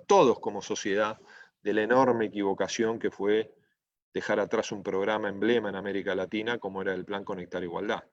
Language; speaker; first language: Spanish; native; Spanish